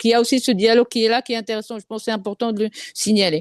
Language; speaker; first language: French; non-native, local second language; Arabic